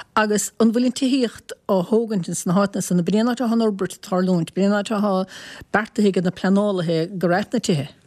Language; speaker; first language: Irish; native; Irish